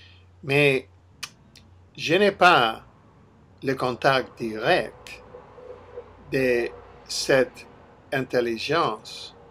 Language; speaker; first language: French; non-native, learner; English